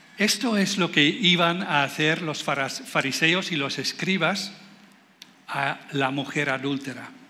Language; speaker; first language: Spanish; non-native, fluent; Dutch